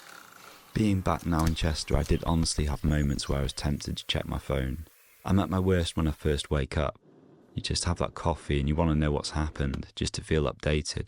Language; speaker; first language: English; native; English